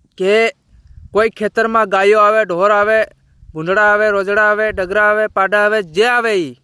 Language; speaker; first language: Gujarati; non-native, local second language; Bhili